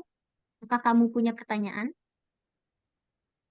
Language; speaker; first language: Indonesian; native; Indonesian